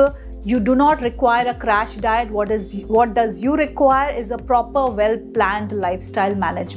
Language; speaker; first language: English; non-native, local second language; Hindi